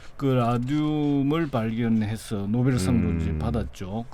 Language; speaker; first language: Korean; native; Korean